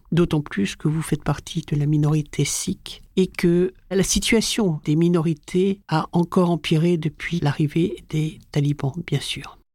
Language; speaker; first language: French; native; French